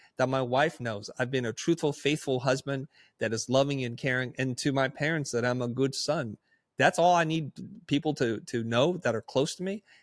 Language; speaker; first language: English; early bilingual, other home language; Vietnamese